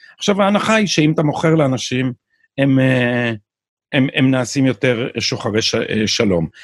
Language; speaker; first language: Hebrew; native; Hebrew